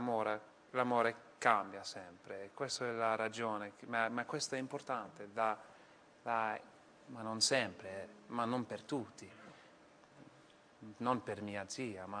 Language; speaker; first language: Italian; non-native, fluent; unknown